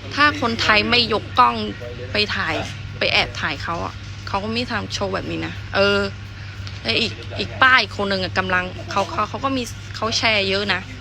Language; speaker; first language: Thai; early bilingual, other home language; Khmer